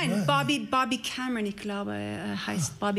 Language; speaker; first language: German; non-native, learner; English